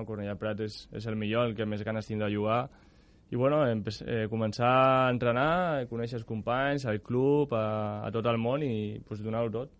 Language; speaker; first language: Catalan; non-native, local second language; Spanish